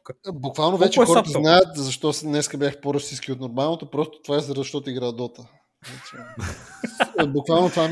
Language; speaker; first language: Bulgarian; native; Bulgarian